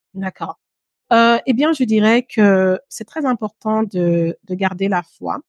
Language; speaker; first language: French; native; French